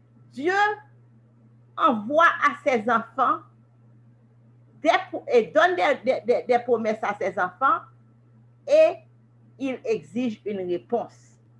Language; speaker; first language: French; native; French